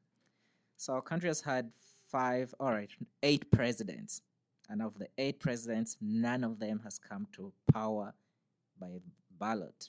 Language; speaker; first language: English; non-native, local second language; Acoli